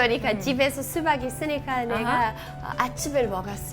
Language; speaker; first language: Korean; non-native, learner; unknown